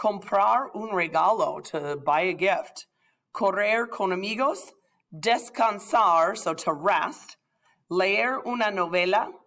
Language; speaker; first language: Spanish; non-native, fluent; English